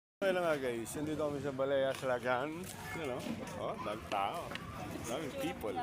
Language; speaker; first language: Filipino; non-native, local second language; Pampanga